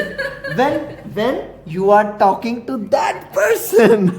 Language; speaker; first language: English; non-native, fluent; Hindi